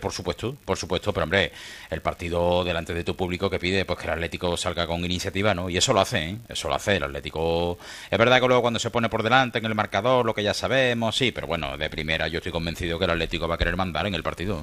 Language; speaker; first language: Spanish; native; Spanish